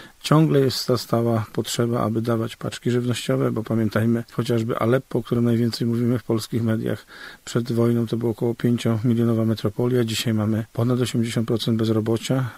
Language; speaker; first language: Polish; native; Polish